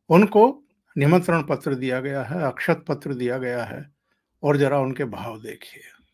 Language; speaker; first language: Hindi; native; Hindi